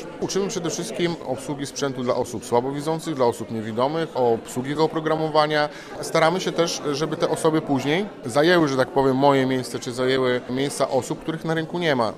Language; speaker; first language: Polish; native; Polish